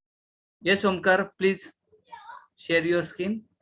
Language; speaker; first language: English; non-native, local second language; Marathi